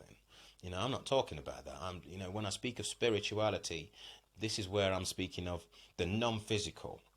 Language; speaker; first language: English; native; English